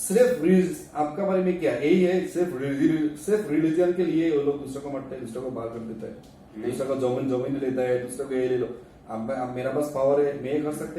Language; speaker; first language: Hindi; non-native, learner; Bangla